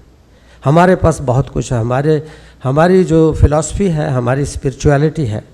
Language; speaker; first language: Hindi; native; Hindi